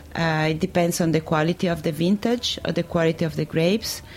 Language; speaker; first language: English; non-native, fluent; Italian